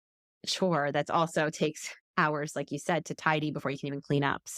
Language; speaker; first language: English; native; English